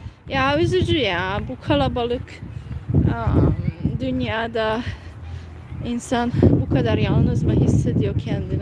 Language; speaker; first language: Turkish; non-native, fluent; Hungarian